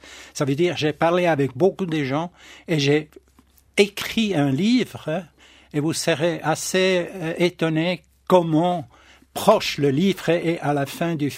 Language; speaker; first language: French; non-native, local second language; German